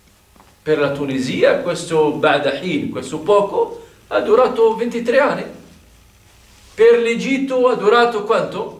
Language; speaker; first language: Italian; non-native, fluent; Arabic